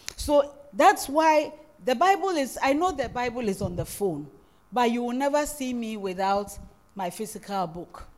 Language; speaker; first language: English; non-native, local second language; Akan